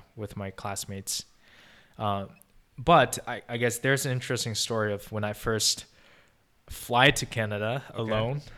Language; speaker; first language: English; non-native, fluent; Chinese